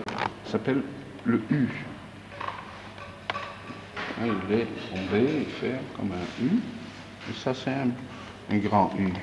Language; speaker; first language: French; non-native, fluent; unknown